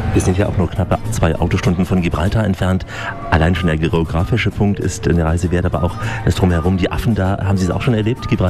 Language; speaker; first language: German; native; German